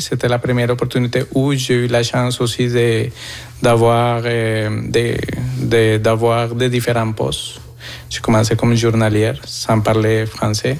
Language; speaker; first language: French; non-native, fluent; Spanish